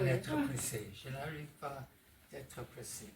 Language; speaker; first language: French; non-native, fluent; English